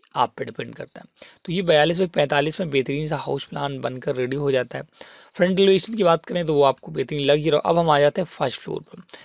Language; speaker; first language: Hindi; native; Hindi